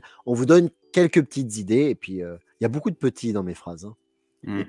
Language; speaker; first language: French; native; French